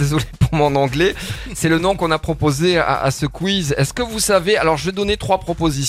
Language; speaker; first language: French; native; French